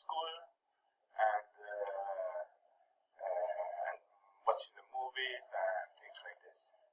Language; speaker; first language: English; non-native, fluent; Italian